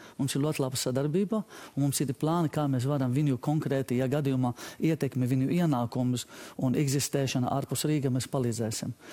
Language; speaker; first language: Latvian; non-native, fluent; Arabic